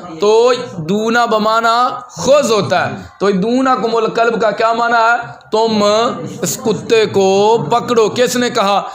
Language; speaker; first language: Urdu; non-native, local second language; Punjabi